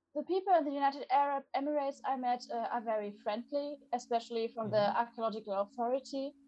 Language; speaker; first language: English; non-native, fluent; Turkish